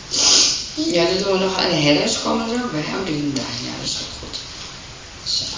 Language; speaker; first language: Dutch; native; Dutch